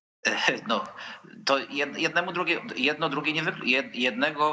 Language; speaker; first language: Polish; native; Polish